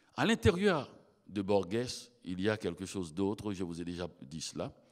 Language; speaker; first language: French; native; French